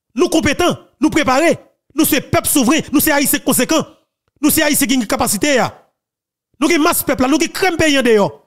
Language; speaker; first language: French; non-native, local second language; Haitian Creole